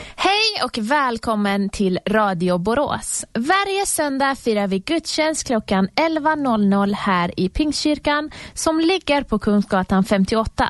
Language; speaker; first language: Swedish; native; Swedish